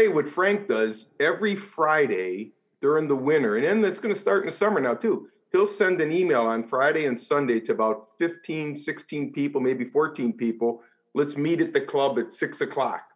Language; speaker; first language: English; native; English